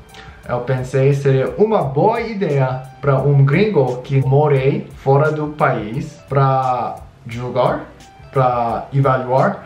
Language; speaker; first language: Portuguese; non-native, learner; English